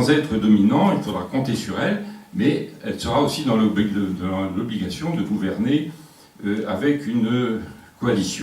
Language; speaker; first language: French; native; French